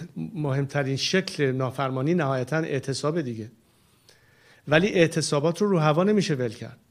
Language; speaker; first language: Persian; native; Persian